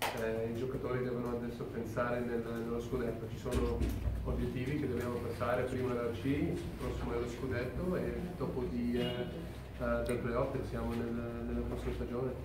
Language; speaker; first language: Italian; non-native, fluent; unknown